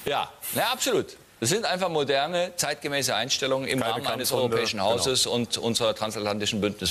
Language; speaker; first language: German; native; German